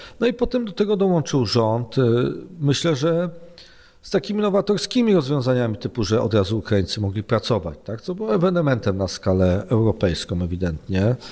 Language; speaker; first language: Polish; native; Polish